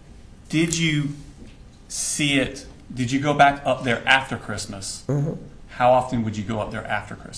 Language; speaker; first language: English; native; English